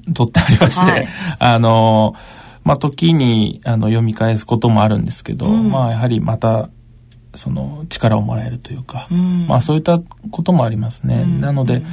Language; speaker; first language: Japanese; native; Japanese